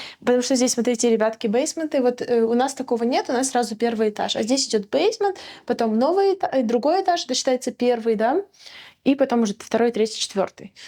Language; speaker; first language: Russian; native; Russian